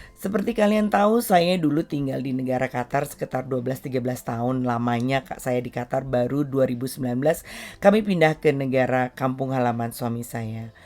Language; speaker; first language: Indonesian; native; Indonesian